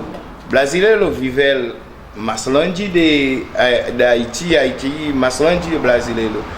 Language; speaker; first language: Portuguese; non-native, learner; Haitian Creole